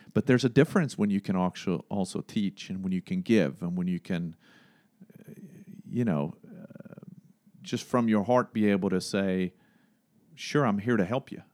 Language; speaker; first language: English; non-native, fluent; Swedish